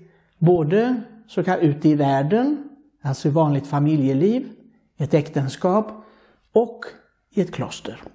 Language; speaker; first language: Swedish; non-native, fluent; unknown